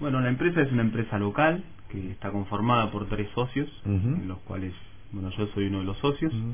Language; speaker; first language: Spanish; native; Spanish